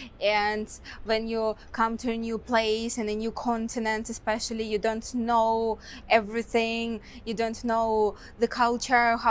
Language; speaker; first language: English; non-native, fluent; Russian